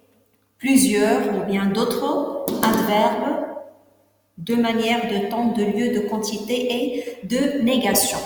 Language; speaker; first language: French; non-native, local second language; Arabic